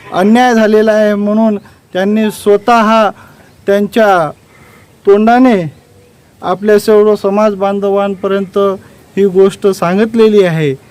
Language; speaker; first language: Marathi; non-native, local second language; Lambadi